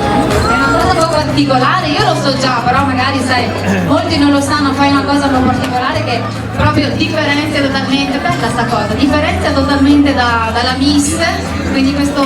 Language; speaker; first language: Italian; native; Italian